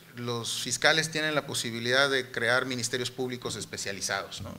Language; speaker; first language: Spanish; native; Spanish